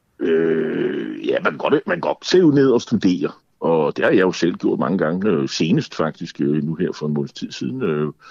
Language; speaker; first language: Danish; native; Danish